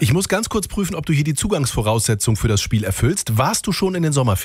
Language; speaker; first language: German; native; German